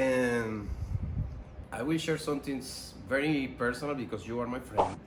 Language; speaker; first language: English; non-native, learner; Spanish